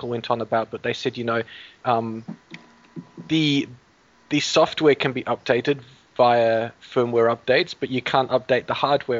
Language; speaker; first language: English; native; English